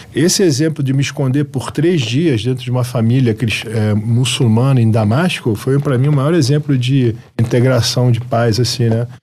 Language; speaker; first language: Portuguese; early bilingual, other home language; Arabic